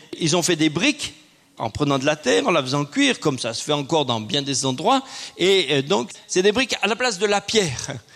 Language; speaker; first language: French; native; French